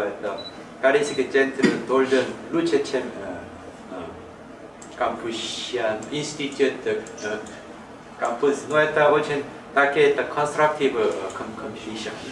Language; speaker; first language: Russian; non-native, learner; Korean